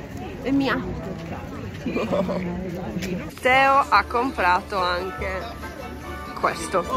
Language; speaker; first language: Italian; native; Italian